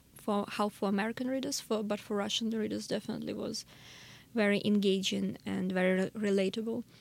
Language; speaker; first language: English; non-native, fluent; Russian